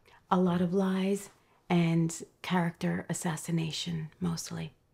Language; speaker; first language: English; native; English